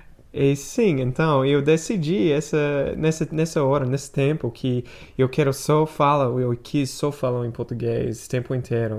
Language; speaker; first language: Portuguese; non-native, fluent; English